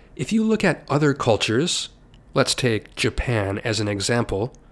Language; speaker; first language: English; native; English